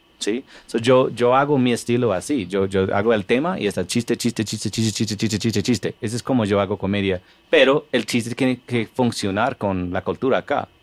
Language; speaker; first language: Spanish; non-native, fluent; English